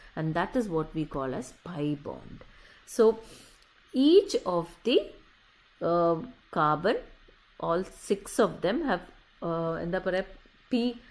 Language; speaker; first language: English; non-native, local second language; Malayalam